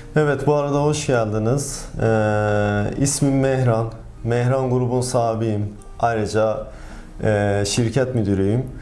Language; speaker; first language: Turkish; non-native, fluent; Persian